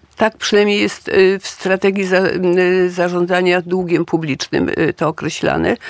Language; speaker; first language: Polish; native; Polish